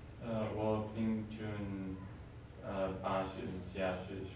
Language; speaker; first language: Chinese; non-native, learner; English